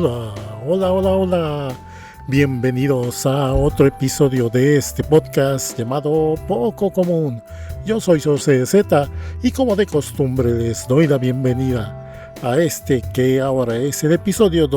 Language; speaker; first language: Spanish; native; Spanish